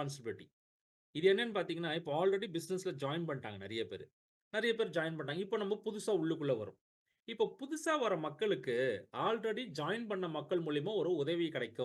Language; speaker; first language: Tamil; native; Tamil